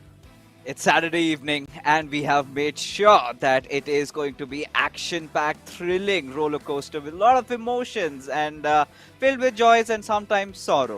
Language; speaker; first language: English; non-native, local second language; Hindi